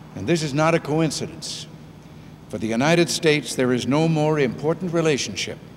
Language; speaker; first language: English; native; English